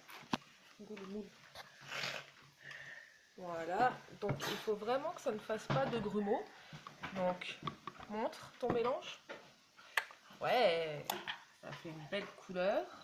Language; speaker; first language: French; native; French